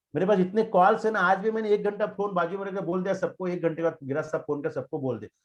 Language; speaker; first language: Hindi; non-native, local second language; Marathi